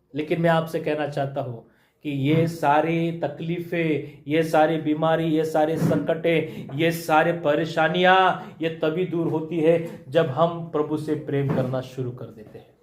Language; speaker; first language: Hindi; non-native, local second language; Marathi